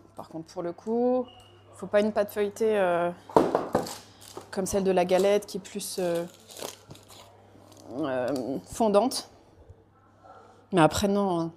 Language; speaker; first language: French; native; French